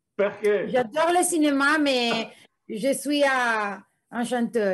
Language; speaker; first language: French; non-native, local second language; Italian